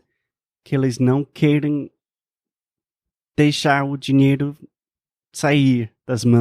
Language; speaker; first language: Portuguese; non-native, fluent; English